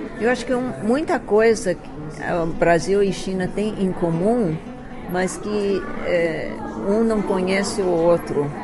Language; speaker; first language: Portuguese; early bilingual, other home language; Chinese